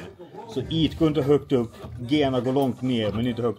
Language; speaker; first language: Swedish; native; Swedish